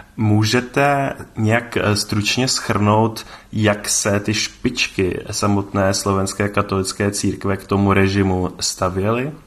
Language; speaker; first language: Czech; native; Czech